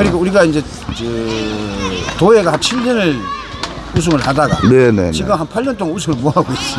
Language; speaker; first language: Korean; native; Korean